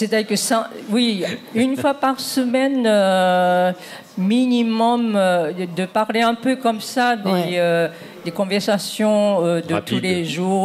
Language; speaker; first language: French; non-native, fluent; Japanese